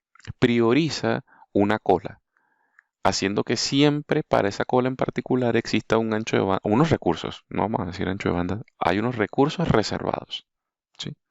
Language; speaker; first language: Spanish; native; Spanish